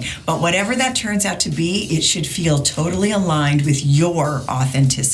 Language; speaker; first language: English; native; English